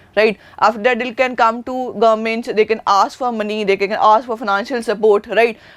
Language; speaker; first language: English; non-native, local second language; Punjabi